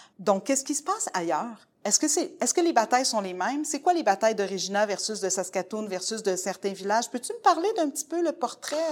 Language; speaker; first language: French; native; French